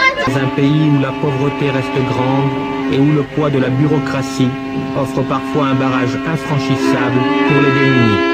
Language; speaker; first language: French; native; French